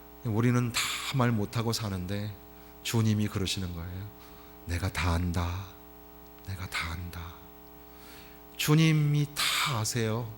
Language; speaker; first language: Korean; native; Korean